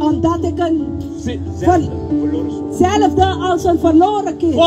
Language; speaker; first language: Dutch; non-native, local second language; Papiamento